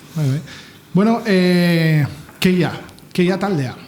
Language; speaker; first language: Basque; native; Basque